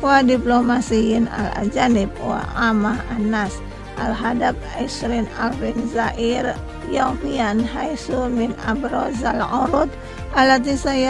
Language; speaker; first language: Arabic; non-native, fluent; Indonesian